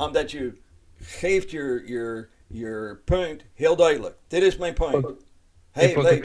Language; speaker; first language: Dutch; non-native, fluent; English